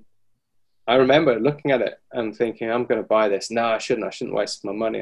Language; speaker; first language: English; native; English